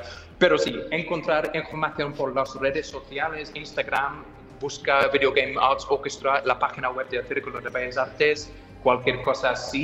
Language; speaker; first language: Spanish; non-native, fluent; English